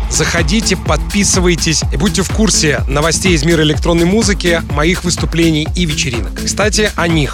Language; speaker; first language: Russian; native; Russian